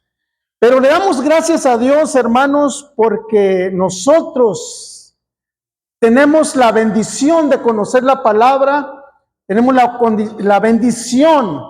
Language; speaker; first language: Spanish; native; Spanish